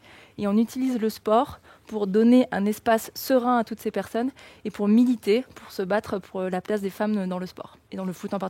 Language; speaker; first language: French; native; French